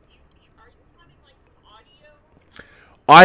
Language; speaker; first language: English; native; English